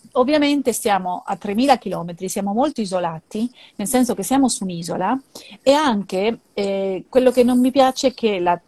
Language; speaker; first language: Italian; non-native, fluent; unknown